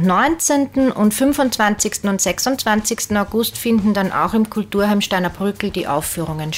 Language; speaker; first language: German; native; German